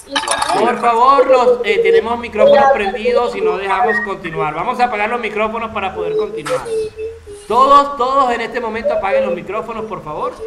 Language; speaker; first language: Spanish; native; Spanish